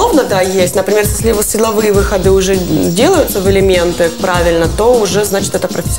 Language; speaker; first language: Russian; native; Russian